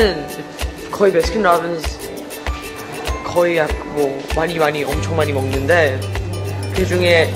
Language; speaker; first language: Korean; non-native, fluent; English